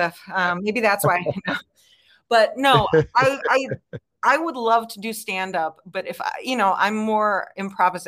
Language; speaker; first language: English; native; English